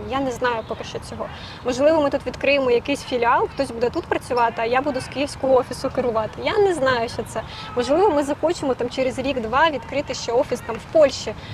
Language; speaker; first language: Ukrainian; native; Ukrainian